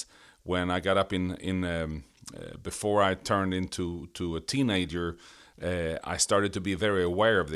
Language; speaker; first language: English; non-native, fluent; Swedish